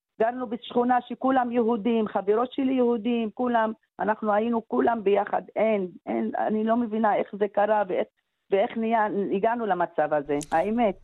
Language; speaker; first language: Hebrew; non-native, local second language; Arabic